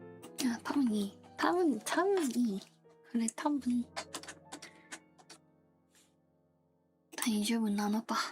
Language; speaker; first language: Japanese; non-native, learner; Korean